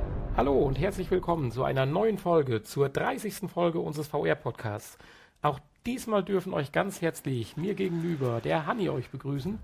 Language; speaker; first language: German; native; German